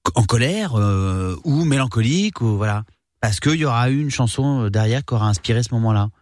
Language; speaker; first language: French; native; French